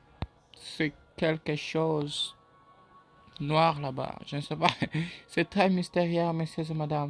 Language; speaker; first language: French; non-native, learner; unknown